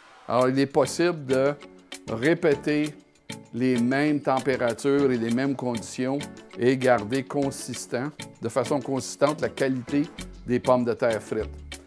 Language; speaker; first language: French; native; French